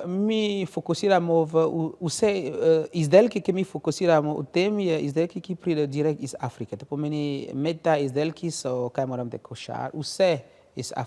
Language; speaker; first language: Slovenian; non-native, learner; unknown